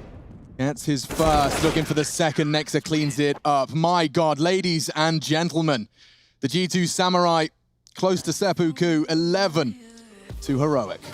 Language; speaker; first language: English; native; English